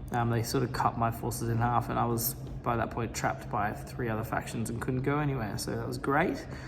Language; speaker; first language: English; native; English